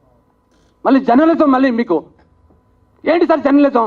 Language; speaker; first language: Telugu; native; Telugu